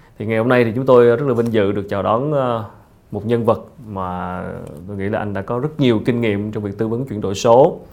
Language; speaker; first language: Vietnamese; native; Vietnamese